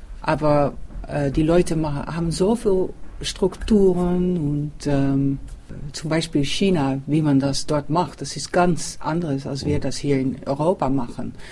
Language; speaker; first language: German; non-native, learner; Dutch